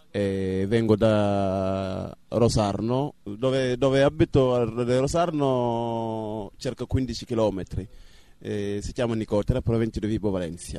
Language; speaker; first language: Italian; non-native, fluent; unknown